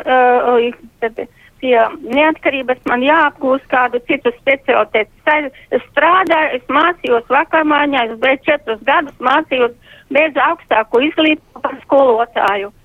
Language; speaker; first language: Latvian; non-native, local second language; Russian